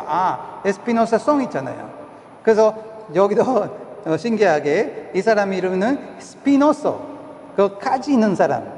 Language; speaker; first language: Korean; non-native, fluent; Spanish